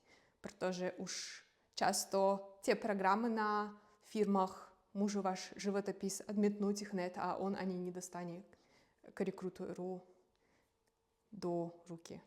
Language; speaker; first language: Czech; non-native, fluent; Russian